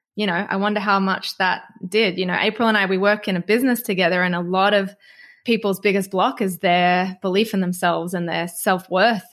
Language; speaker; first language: English; native; English